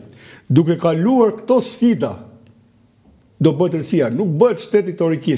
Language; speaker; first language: Albanian; native; Albanian